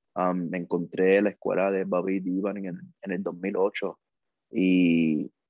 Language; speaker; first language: Spanish; early bilingual, heritage; Spanish